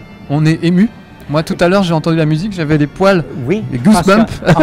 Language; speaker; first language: French; native; French